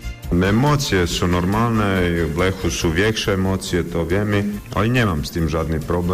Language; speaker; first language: Polish; non-native, fluent; Croatian